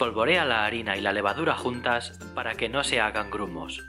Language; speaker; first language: Spanish; native; Spanish